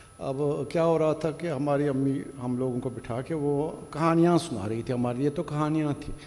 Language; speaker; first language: Urdu; non-native, fluent; Turkish